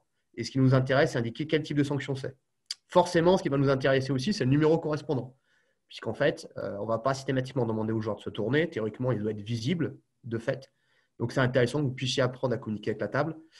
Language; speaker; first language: French; native; French